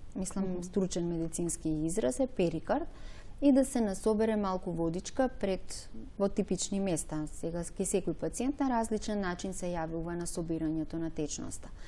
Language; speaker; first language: Macedonian; native; Macedonian